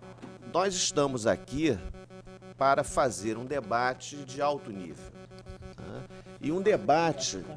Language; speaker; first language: Portuguese; native; Portuguese